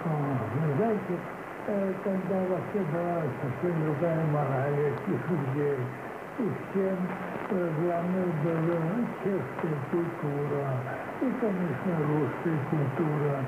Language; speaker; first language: Russian; non-native, fluent; Czech